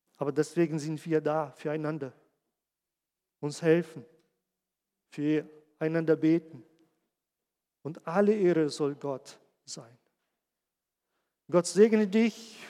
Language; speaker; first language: German; non-native, fluent; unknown